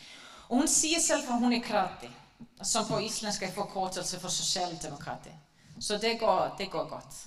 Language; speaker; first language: Danish; non-native, fluent; Icelandic